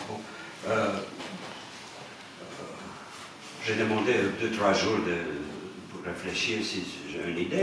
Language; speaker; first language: French; non-native, fluent; Romanian